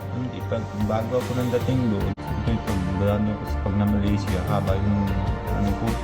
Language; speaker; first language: Filipino; non-native, learner; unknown